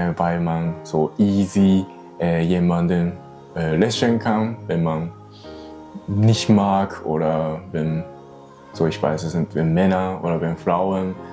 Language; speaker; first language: German; non-native, learner; Japanese